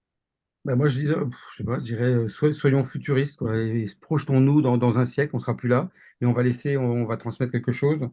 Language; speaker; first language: French; native; French